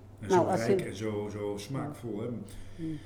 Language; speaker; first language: Dutch; non-native, learner; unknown